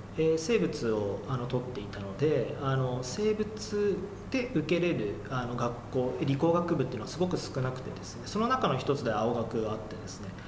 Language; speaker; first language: Japanese; native; Japanese